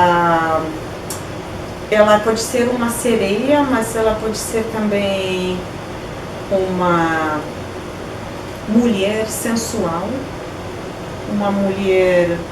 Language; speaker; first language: Portuguese; non-native, fluent; Polish